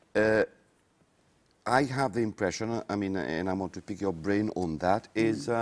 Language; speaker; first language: English; non-native, local second language; Seselwa Creole French